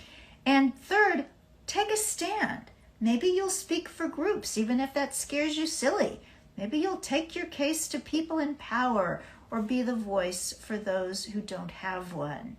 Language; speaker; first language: English; native; English